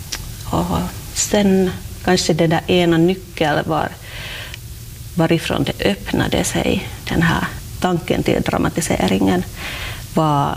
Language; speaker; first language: Swedish; non-native, local second language; Finnish